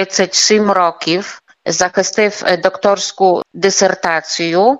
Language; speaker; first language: Ukrainian; early bilingual, heritage; Ukrainian